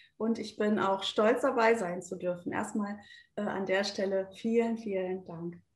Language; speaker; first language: German; early bilingual, other home language; Turkish